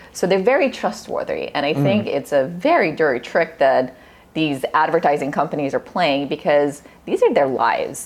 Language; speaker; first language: English; early bilingual, other home language; Russian